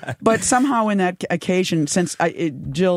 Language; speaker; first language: English; native; English